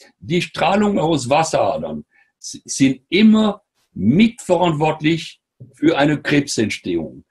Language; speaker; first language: German; non-native, fluent; French